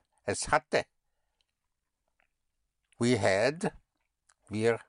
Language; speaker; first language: German; non-native, fluent; English